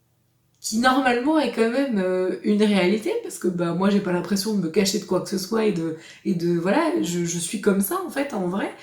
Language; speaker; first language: French; native; French